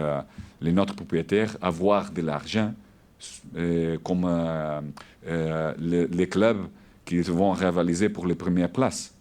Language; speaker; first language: French; non-native, learner; Portuguese